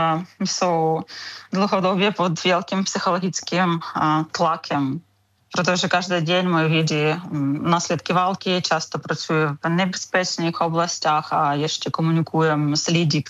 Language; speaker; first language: Czech; non-native, fluent; Ukrainian